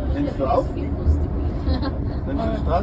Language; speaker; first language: German; native; German